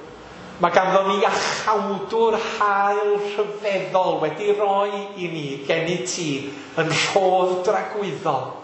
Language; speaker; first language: Welsh; native; Welsh